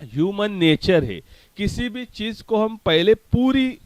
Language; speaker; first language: Hindi; non-native, local second language; Marathi